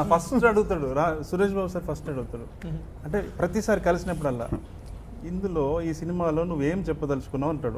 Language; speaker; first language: Telugu; native; Telugu